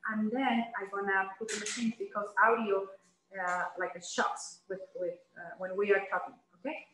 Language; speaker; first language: English; non-native, learner; Spanish